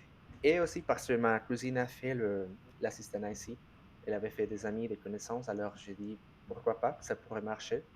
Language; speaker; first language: French; non-native, fluent; Spanish